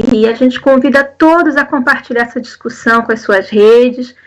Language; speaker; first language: Portuguese; native; Portuguese